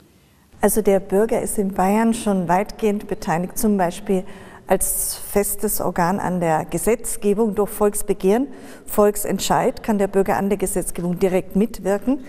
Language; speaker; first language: German; native; German